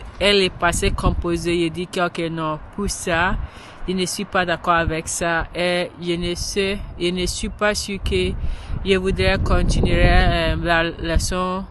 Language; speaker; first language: French; non-native, learner; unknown